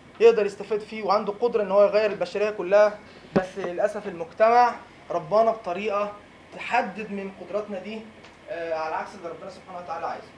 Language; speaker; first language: Arabic; native; Arabic